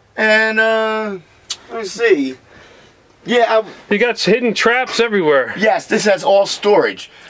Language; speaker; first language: English; native; English